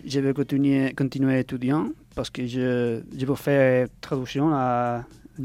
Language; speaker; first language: French; early bilingual, heritage; Spanish